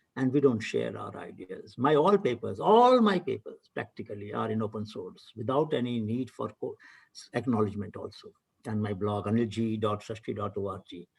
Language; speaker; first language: English; non-native, local second language; Hindi